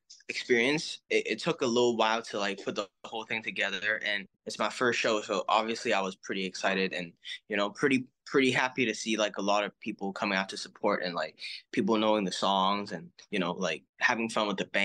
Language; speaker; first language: English; non-native, local second language; Cantonese